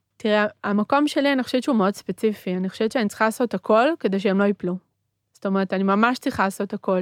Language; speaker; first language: Hebrew; early bilingual, other home language; Spanish